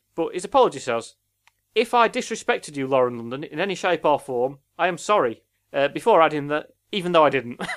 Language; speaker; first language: English; native; English